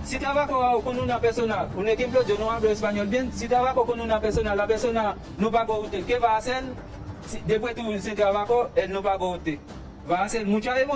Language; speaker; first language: Spanish; non-native, learner; Haitian Creole